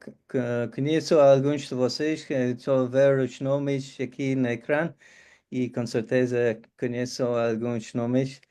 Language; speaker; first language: Portuguese; non-native, fluent; English